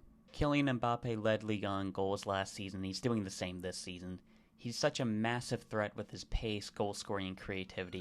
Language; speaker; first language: English; native; English